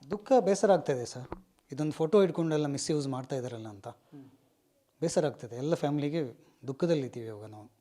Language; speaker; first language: Kannada; non-native, local second language; Kodava